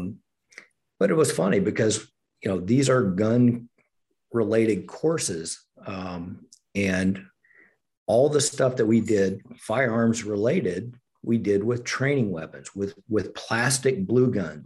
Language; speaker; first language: English; native; English